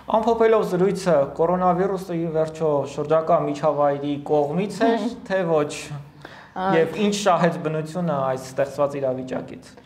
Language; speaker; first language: Armenian; native; Armenian